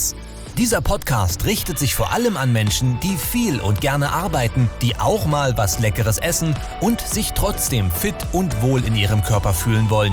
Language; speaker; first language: German; native; German